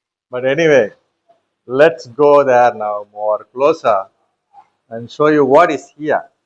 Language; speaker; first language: English; non-native, local second language; Tamil